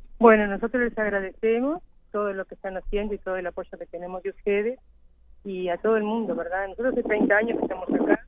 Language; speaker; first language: Spanish; native; Spanish